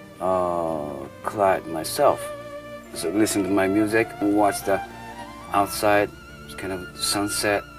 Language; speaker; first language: English; non-native, learner; Japanese